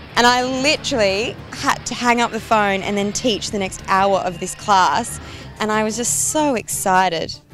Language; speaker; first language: English; early bilingual, other home language; Portuguese